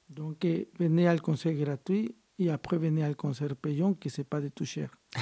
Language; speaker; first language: French; non-native, fluent; Spanish